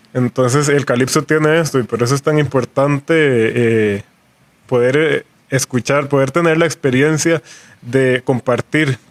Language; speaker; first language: Spanish; native; Spanish